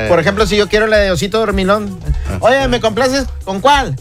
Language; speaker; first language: Spanish; native; Spanish